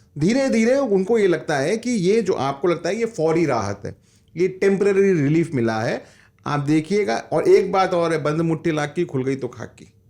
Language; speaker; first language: Hindi; native; Hindi